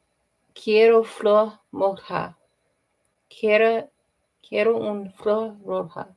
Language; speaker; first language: Spanish; non-native, learner; English